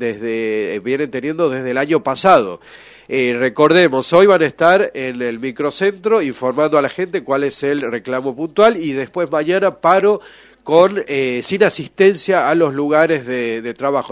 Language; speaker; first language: Spanish; native; Spanish